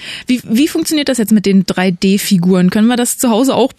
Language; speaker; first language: German; native; German